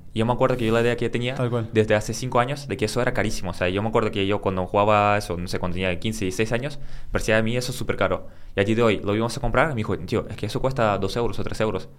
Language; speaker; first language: Spanish; early bilingual, other home language; Russian